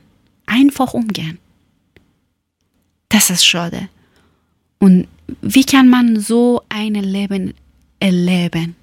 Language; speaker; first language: German; non-native, learner; Persian